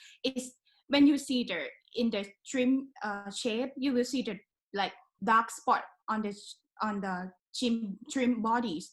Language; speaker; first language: English; non-native, learner; Thai